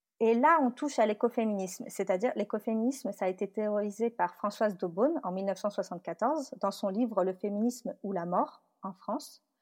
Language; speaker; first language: French; early bilingual, other home language; Tamil